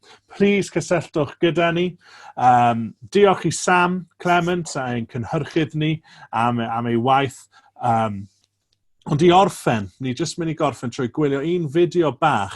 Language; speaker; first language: Welsh; native; Welsh